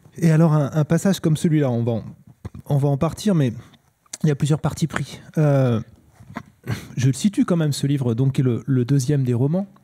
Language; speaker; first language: French; native; French